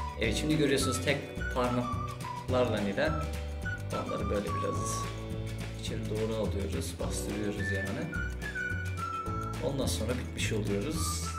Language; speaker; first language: Turkish; early bilingual, heritage; Turkish